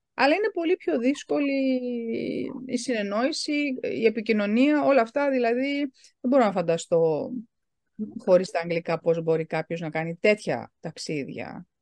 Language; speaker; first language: Greek; early bilingual, heritage; Greek